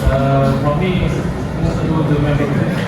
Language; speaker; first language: English; non-native, learner; Indonesian